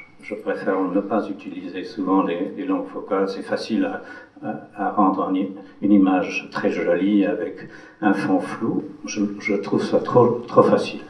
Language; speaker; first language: French; non-native, fluent; English